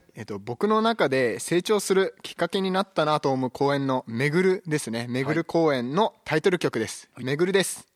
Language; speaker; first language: Japanese; native; Japanese